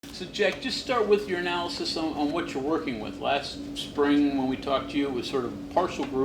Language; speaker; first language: English; native; English